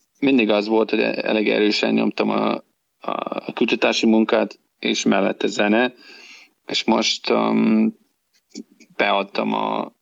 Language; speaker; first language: Hungarian; non-native, learner; English